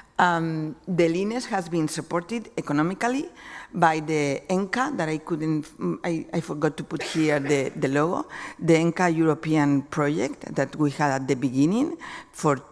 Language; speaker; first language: English; non-native, fluent; Spanish